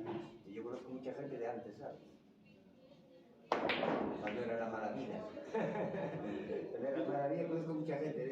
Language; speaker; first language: Spanish; non-native, local second language; Galician